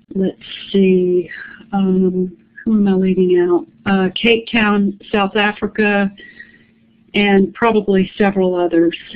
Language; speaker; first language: English; native; English